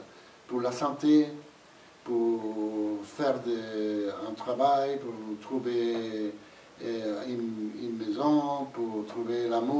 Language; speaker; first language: French; non-native, fluent; Spanish